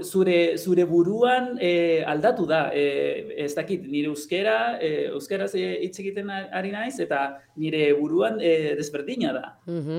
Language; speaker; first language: Basque; non-native, learner; Spanish